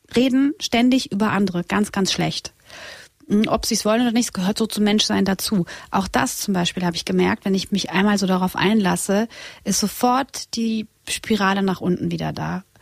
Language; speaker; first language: German; early bilingual, other home language; Croatian